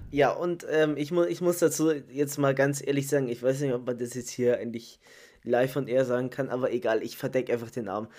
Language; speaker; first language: German; early bilingual, other home language; Italian